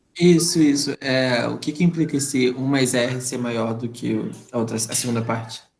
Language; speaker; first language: Portuguese; native; Portuguese